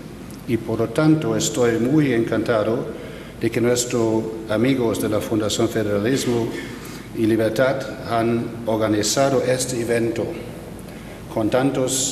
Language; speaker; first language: Spanish; non-native, fluent; German